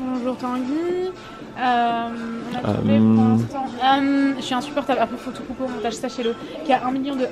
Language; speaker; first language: French; native; French